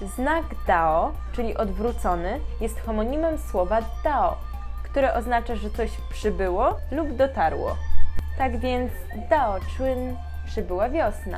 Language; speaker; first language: Polish; native; Polish